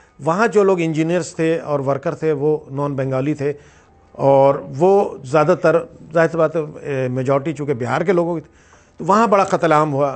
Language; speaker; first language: Urdu; native; Urdu